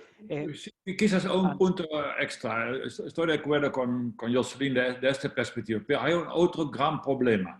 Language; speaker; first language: Spanish; non-native, fluent; Dutch